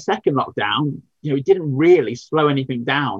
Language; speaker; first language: English; native; English